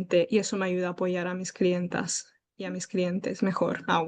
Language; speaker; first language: Spanish; native; Spanish